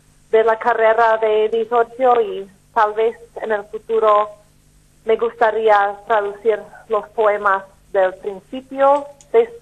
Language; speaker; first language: Spanish; non-native, fluent; English